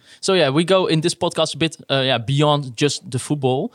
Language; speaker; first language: English; non-native, fluent; Dutch